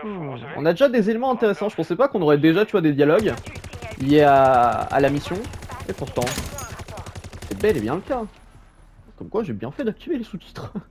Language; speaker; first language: French; native; French